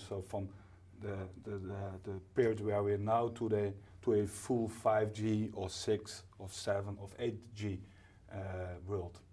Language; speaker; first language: English; non-native, fluent; Dutch